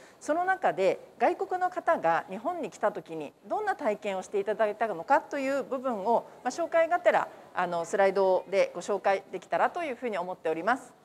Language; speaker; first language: Japanese; native; Japanese